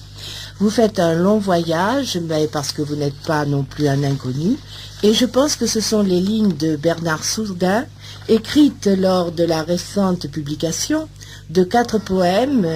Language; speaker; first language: French; native; French